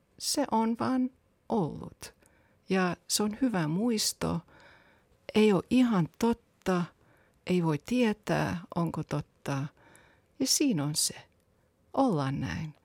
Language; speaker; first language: Finnish; non-native, fluent; English